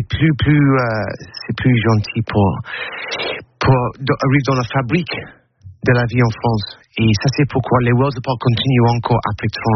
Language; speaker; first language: French; non-native, learner; English